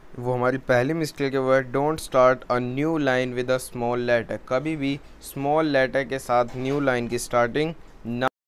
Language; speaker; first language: Hindi; native; Hindi